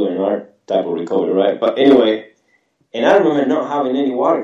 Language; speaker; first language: English; non-native, fluent; Spanish